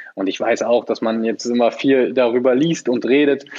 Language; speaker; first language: German; native; German